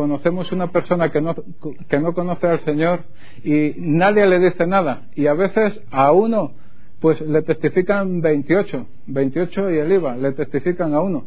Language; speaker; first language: Spanish; native; Spanish